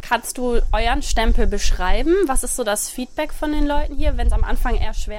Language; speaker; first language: German; native; German